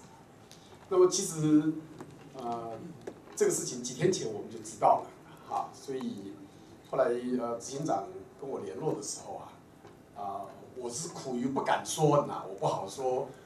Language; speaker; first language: Chinese; native; Chinese